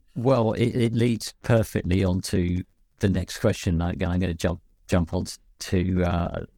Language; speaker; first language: English; native; English